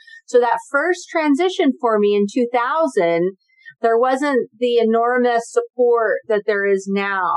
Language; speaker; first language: English; native; English